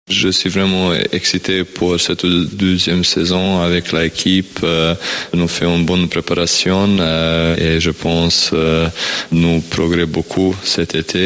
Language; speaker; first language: French; non-native, learner; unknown